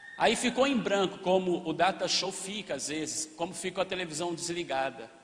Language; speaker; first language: Portuguese; early bilingual, other home language; Arabic